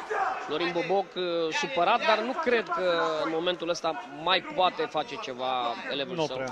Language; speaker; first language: Romanian; native; Romanian